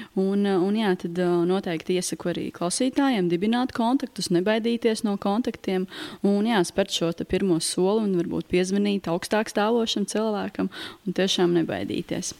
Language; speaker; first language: Latvian; native; Latvian